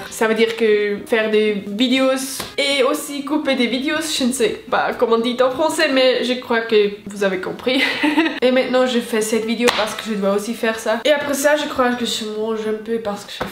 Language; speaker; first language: French; non-native, local second language; German